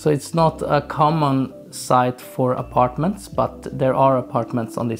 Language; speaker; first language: English; non-native, fluent; Swedish